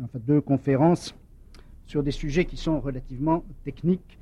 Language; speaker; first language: French; native; French